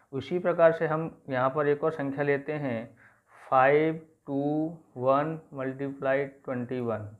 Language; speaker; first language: Hindi; native; Hindi